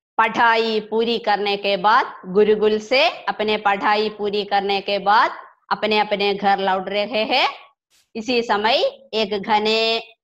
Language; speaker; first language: Hindi; non-native, local second language; Malayalam